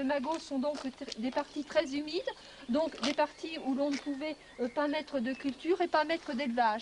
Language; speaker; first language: French; native; French